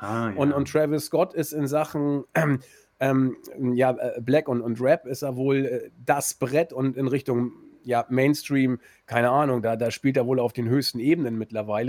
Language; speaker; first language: German; native; German